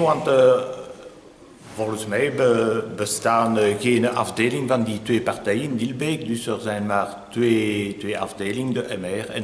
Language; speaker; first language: Dutch; non-native, local second language; French